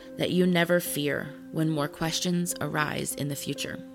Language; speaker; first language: English; native; English